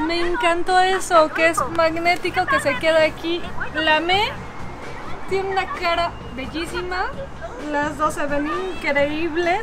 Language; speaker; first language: Spanish; native; Spanish